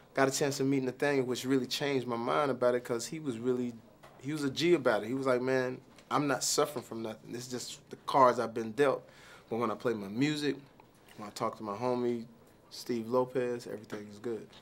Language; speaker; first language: English; native; English